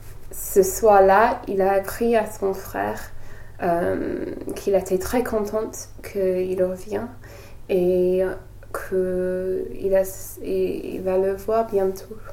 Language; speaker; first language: French; non-native, learner; English